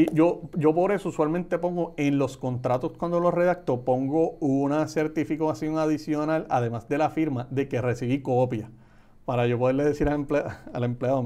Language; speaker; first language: Spanish; native; Spanish